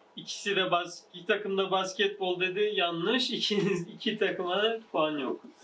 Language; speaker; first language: Turkish; native; Turkish